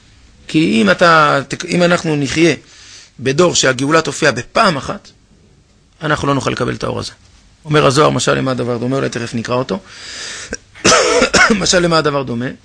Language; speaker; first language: Hebrew; native; Hebrew